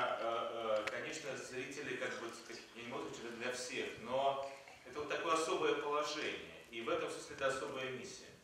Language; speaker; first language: Russian; native; Russian